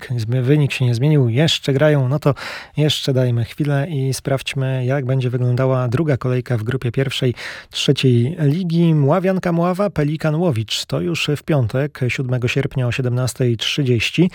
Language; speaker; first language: Polish; native; Polish